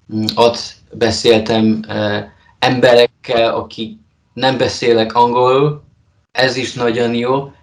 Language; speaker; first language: Hungarian; non-native, learner; Polish